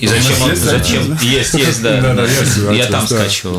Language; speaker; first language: Russian; native; Russian